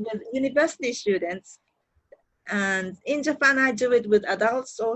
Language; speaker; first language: English; non-native, learner; Japanese